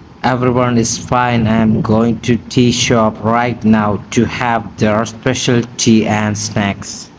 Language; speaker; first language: English; non-native, local second language; Malayalam